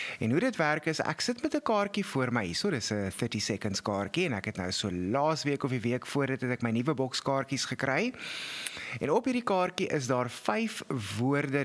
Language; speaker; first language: Afrikaans; native; Afrikaans